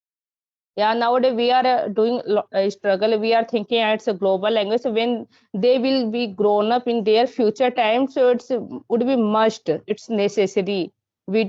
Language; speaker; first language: English; non-native, learner; Hindi